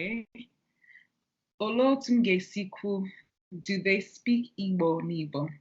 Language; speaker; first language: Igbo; non-native, learner; English